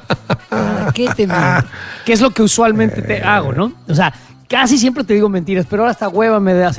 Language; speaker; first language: Spanish; native; Spanish